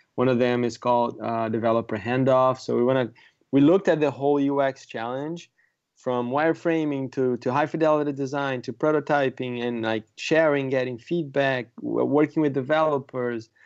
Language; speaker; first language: English; non-native, fluent; Portuguese